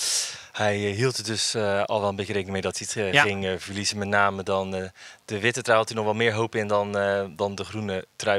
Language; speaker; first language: Dutch; native; Dutch